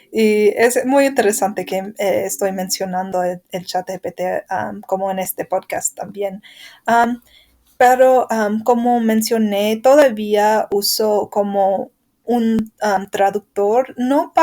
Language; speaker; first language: Spanish; non-native, fluent; English